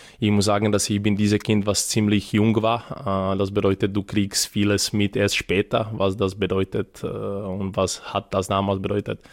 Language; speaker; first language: German; early bilingual, other home language; Serbian